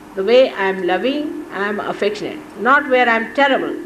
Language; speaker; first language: English; non-native, local second language; Marathi